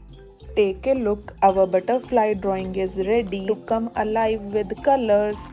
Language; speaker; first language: English; non-native, local second language; Hindi